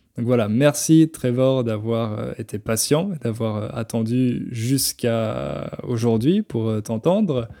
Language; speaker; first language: French; native; French